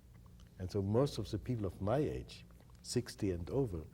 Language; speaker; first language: English; non-native, fluent; German